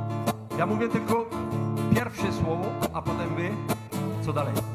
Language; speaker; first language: Polish; non-native, fluent; French